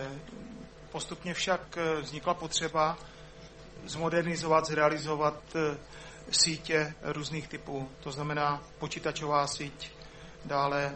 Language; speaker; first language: Czech; native; Czech